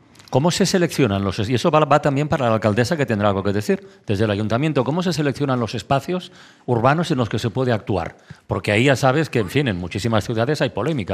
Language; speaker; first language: Spanish; native; Spanish